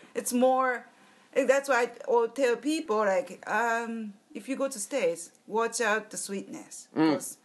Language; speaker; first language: English; non-native, learner; Japanese